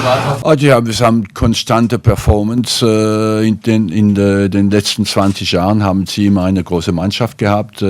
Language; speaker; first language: German; non-native, fluent; French